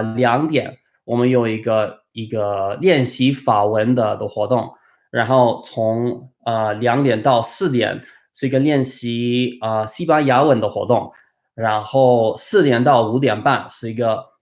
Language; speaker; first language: Chinese; non-native, fluent; English